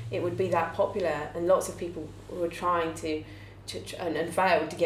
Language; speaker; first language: English; native; English